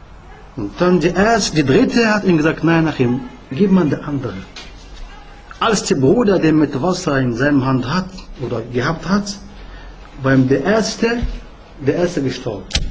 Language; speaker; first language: German; non-native, learner; Arabic